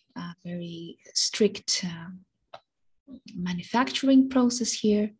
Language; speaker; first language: English; non-native, fluent; Russian